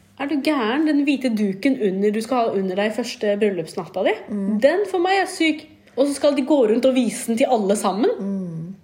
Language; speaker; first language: Norwegian; early bilingual, other home language; Kurdish